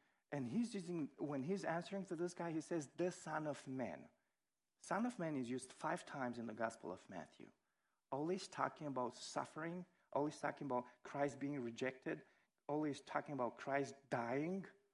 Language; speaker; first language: English; non-native, fluent; Romanian